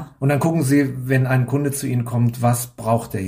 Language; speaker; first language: German; native; German